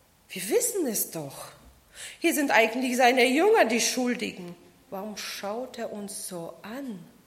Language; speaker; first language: German; non-native, fluent; Polish